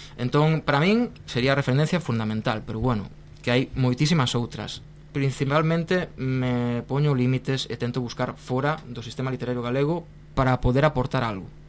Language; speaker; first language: Galician; non-native, local second language; Spanish